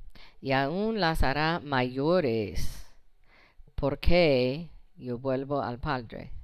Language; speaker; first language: Spanish; non-native, fluent; English